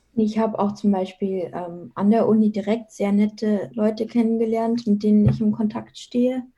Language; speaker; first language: German; native; German